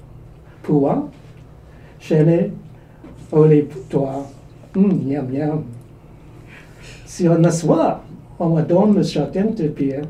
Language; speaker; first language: French; non-native, learner; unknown